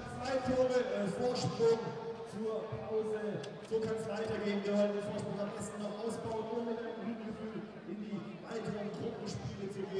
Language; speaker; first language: German; native; German